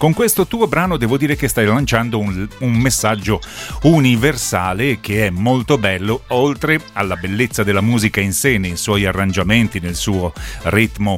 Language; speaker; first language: Italian; native; Italian